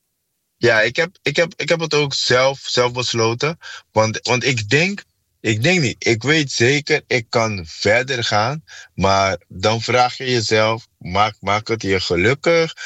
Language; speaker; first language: Dutch; non-native, fluent; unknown